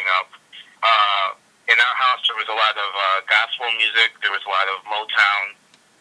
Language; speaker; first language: English; native; English